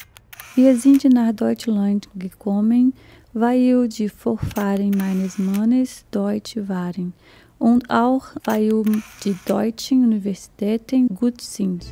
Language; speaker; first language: German; non-native, fluent; Portuguese